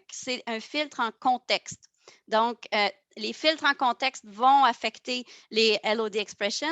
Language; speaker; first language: French; native; French